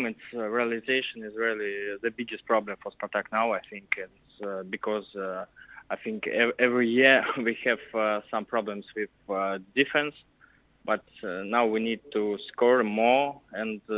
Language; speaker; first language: English; non-native, learner; Russian